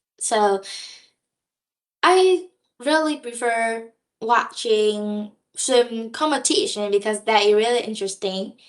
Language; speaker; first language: English; non-native, learner; Vietnamese